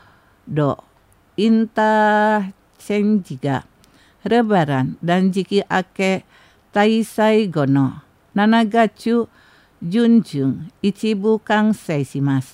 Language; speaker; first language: Japanese; non-native, learner; Indonesian